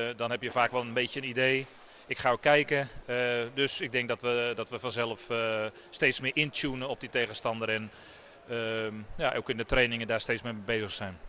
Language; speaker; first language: Dutch; native; Dutch